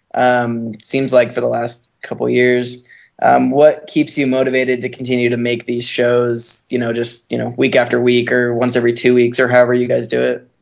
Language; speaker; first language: English; native; English